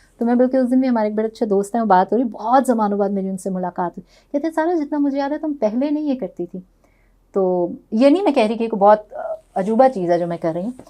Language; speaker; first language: Urdu; non-native, local second language; Punjabi